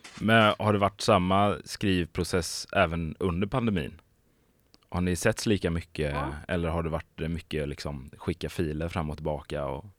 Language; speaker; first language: Swedish; native; Swedish